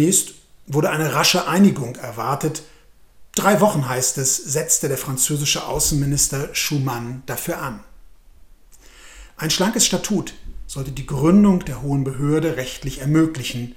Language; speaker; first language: German; native; German